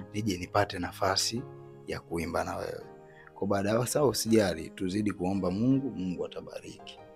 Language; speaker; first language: Swahili; native; Swahili